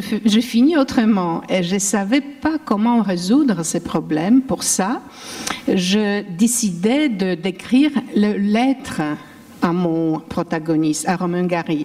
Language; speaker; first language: French; non-native, fluent; Polish